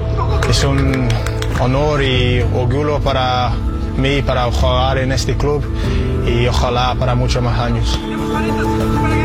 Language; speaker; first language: Spanish; non-native, learner; English